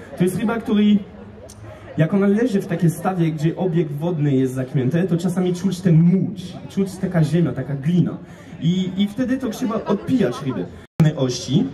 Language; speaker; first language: Polish; non-native, fluent; French